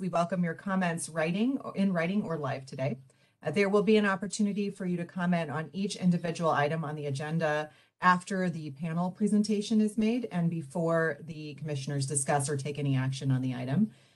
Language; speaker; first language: English; native; English